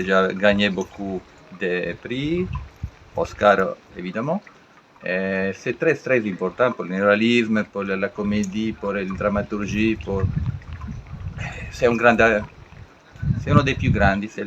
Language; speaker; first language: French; non-native, learner; Italian